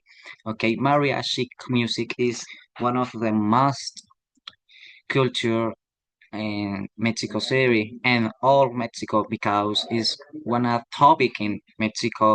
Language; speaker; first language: English; non-native, learner; Spanish